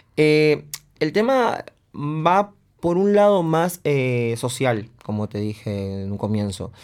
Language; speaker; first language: Spanish; native; Spanish